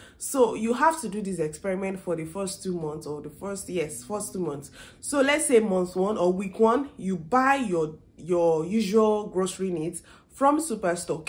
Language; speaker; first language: English; non-native, local second language; Yoruba